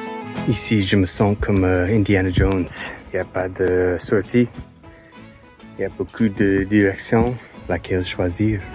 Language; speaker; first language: French; non-native, fluent; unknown